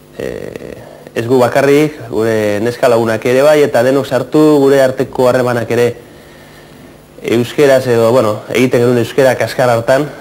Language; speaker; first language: Basque; non-native, local second language; Spanish